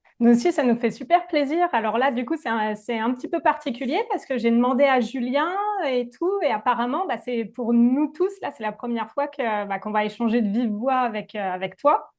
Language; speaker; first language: French; native; French